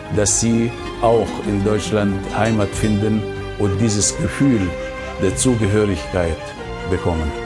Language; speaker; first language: German; non-native, fluent; Arabic